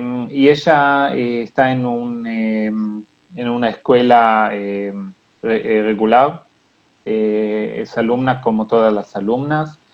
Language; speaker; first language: Spanish; non-native, fluent; Hebrew